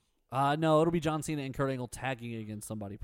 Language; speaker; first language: English; native; English